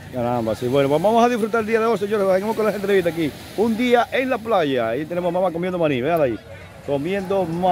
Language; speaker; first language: Spanish; native; Spanish